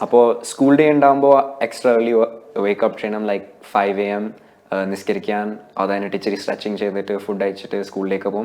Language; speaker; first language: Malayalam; early bilingual, heritage; Malayalam